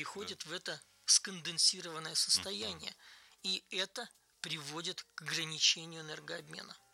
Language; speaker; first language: Russian; native; Russian